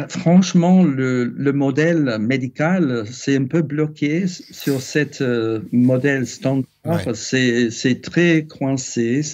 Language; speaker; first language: French; non-native, fluent; English